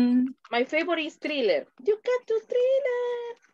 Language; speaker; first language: English; non-native, fluent; Spanish